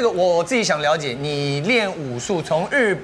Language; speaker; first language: Chinese; native; Chinese